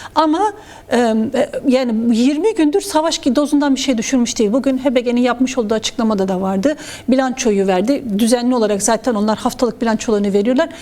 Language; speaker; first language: Turkish; non-native, local second language; Kurdish